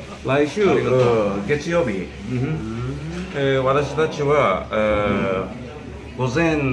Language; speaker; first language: Japanese; non-native, learner; Korean